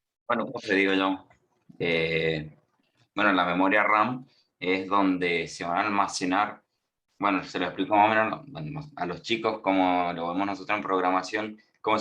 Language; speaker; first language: Spanish; native; Spanish